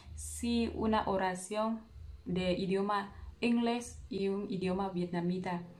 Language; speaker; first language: Spanish; non-native, learner; Vietnamese